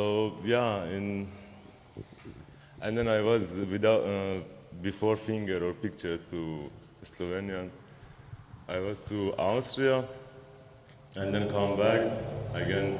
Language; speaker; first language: English; non-native, learner; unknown